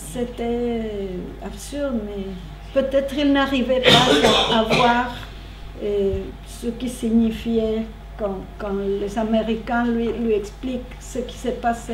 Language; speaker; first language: French; non-native, learner; Spanish